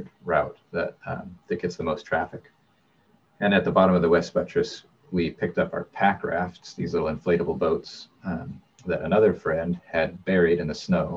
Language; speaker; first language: English; native; English